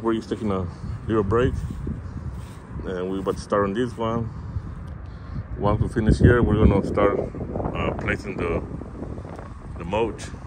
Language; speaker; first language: English; early bilingual, other home language; Spanish